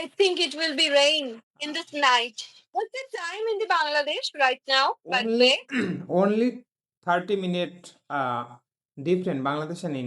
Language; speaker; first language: English; non-native, learner; Bangla